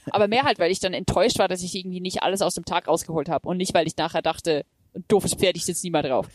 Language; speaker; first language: German; native; German